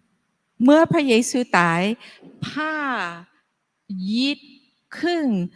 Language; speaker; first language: Thai; non-native, fluent; English